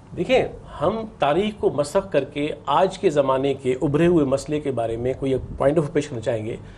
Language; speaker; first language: Urdu; non-native, local second language; Sindhi